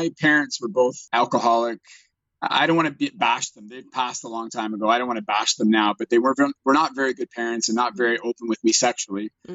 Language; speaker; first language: English; native; English